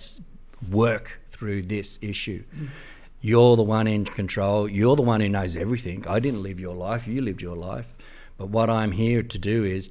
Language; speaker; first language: English; native; English